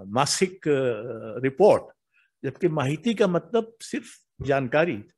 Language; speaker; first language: Hindi; native; Hindi